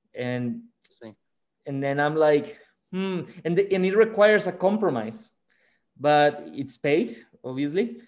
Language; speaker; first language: English; non-native, fluent; Spanish